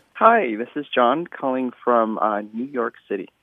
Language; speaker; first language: English; native; English